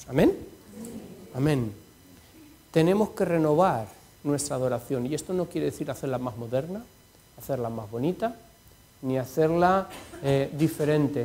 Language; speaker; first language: Spanish; native; Spanish